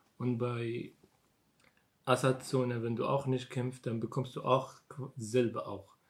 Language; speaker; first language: German; non-native, learner; Arabic